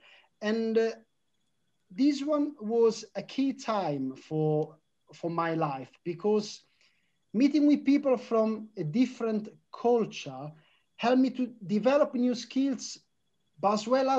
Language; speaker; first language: English; non-native, fluent; Italian